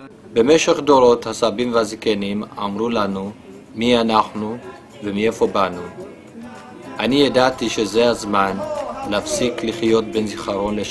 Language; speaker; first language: Hebrew; early bilingual, other home language; Amharic